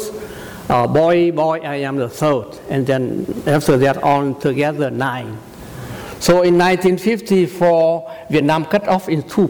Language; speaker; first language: English; non-native, learner; Vietnamese